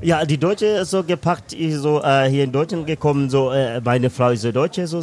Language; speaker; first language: German; non-native, learner; Swahili